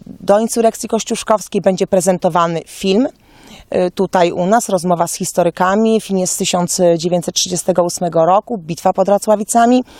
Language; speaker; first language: Polish; native; Polish